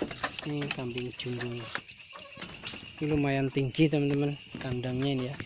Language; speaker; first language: Indonesian; native; Indonesian